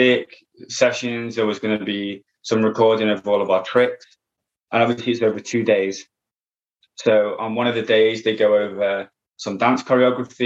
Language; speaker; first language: English; native; English